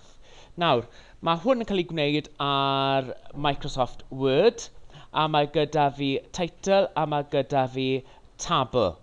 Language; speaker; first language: Welsh; non-native, local second language; English